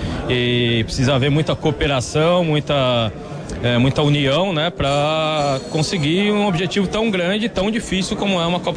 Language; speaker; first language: Portuguese; native; Portuguese